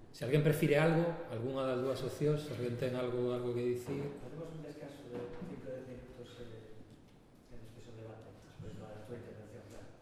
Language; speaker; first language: Galician; non-native, local second language; Spanish